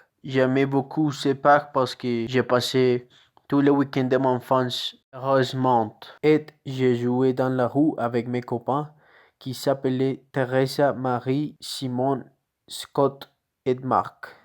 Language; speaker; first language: French; non-native, learner; Spanish